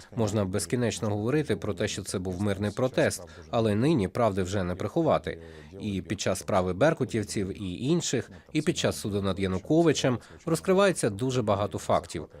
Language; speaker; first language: Ukrainian; non-native, local second language; Russian